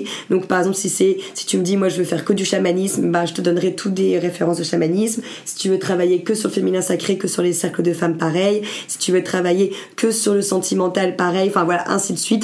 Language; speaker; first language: French; native; French